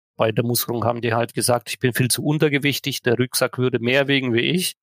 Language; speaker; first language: German; non-native, fluent; Russian